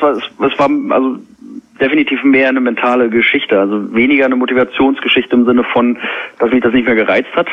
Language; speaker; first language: German; native; German